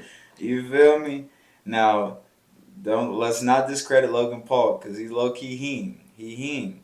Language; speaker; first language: English; native; English